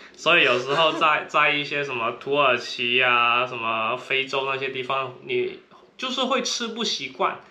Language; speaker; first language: Chinese; non-native, local second language; Cantonese